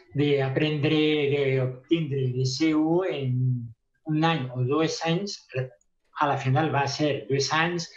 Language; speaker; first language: Catalan; non-native, local second language; Spanish